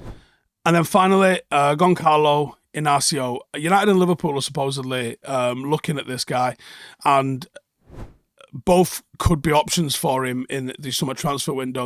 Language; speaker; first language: English; native; English